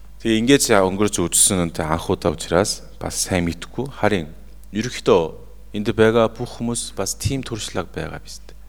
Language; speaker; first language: Mongolian; non-native, fluent; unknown